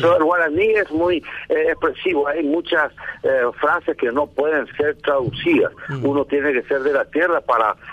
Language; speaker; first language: Spanish; native; Spanish